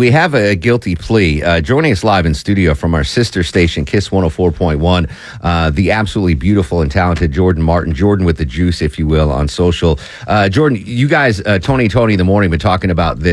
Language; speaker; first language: English; native; English